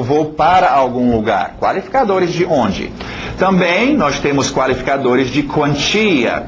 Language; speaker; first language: Portuguese; non-native, fluent; English